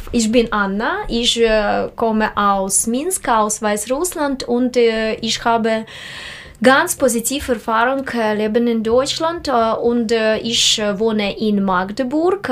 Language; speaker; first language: German; non-native, learner; Russian